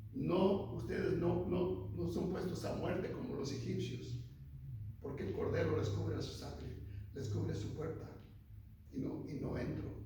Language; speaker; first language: Spanish; native; Spanish